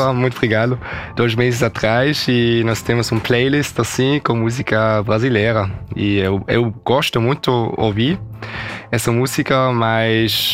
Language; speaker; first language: Portuguese; early bilingual, heritage; German